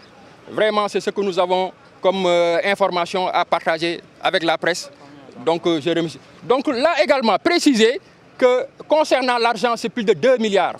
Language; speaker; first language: French; non-native, local second language; Wolof